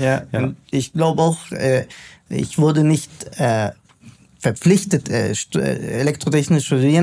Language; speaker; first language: German; non-native, fluent; Arabic